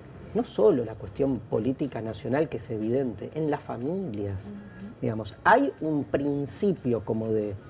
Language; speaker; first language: Spanish; native; Spanish